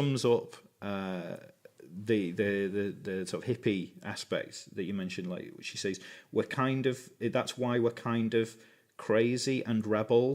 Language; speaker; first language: English; native; English